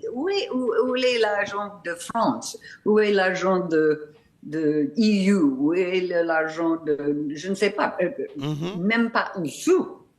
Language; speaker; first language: French; non-native, fluent; English